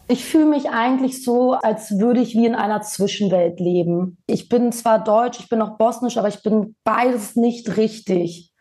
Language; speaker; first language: German; early bilingual, other home language; Bosnian